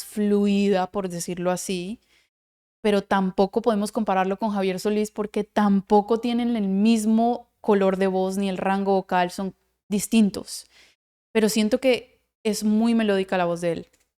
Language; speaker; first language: Spanish; native; Spanish